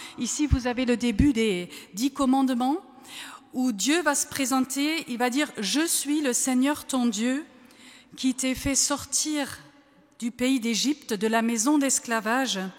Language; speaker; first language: French; non-native, fluent; German